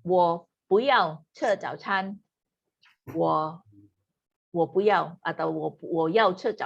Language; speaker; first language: Chinese; non-native, fluent; Indonesian